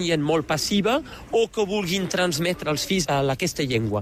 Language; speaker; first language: Catalan; native; Catalan